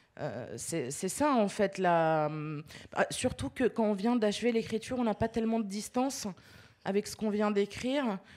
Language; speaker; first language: French; early bilingual, other home language; Arabic